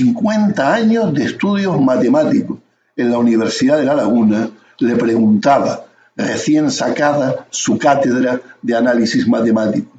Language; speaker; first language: Spanish; native; Spanish